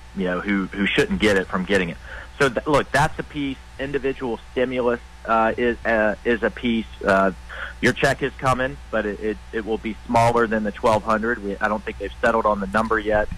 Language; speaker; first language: English; native; English